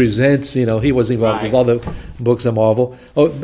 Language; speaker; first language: English; non-native, fluent; Portuguese